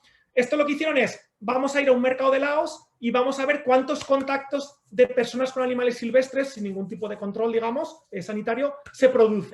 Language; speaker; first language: Spanish; native; Spanish